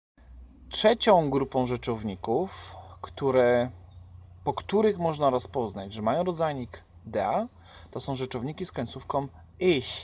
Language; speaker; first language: Polish; native; Polish